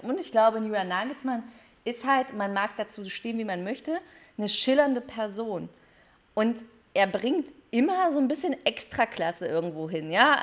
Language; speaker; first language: German; native; German